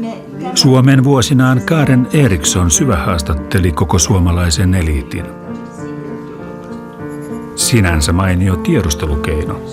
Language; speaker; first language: Finnish; native; Finnish